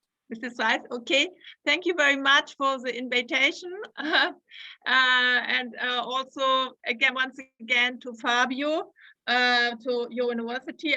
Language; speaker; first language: English; non-native, fluent; German